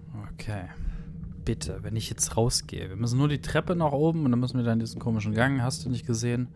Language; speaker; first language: German; native; German